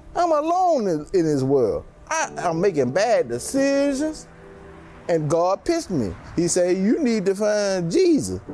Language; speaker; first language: English; native; English